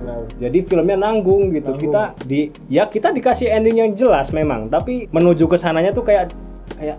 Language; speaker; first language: Indonesian; native; Indonesian